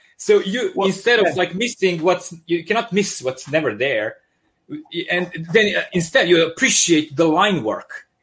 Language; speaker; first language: English; non-native, fluent; Serbian